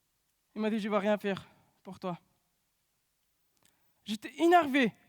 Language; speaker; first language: French; non-native, learner; Pashto